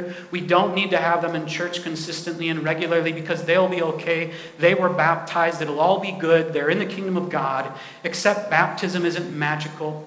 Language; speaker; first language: English; native; English